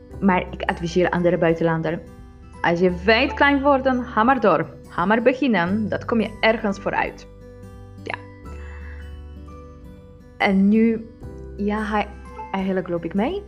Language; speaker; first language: Dutch; non-native, learner; Polish